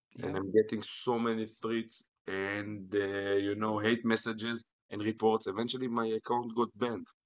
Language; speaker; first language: English; non-native, fluent; Hebrew